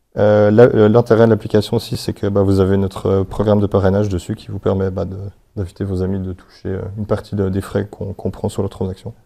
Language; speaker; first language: French; native; French